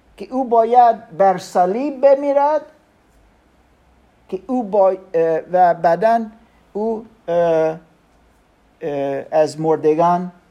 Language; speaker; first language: Persian; non-native, learner; German